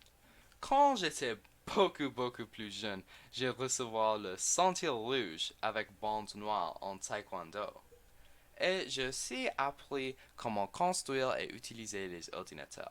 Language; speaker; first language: French; non-native, learner; English